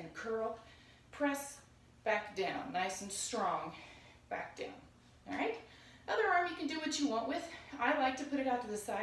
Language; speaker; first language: English; native; English